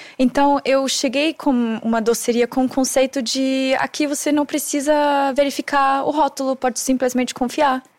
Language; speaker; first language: Portuguese; non-native, fluent; German